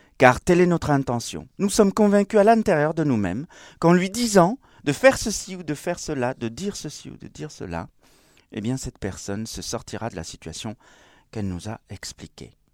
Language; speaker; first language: French; non-native, fluent; Spanish